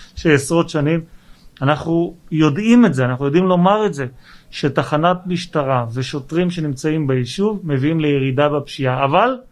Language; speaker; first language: Hebrew; native; Hebrew